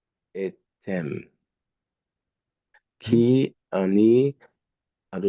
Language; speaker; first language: Hebrew; non-native, learner; English